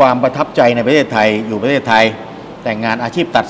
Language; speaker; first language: Thai; native; Thai